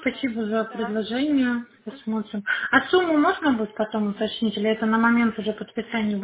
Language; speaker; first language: Russian; native; Russian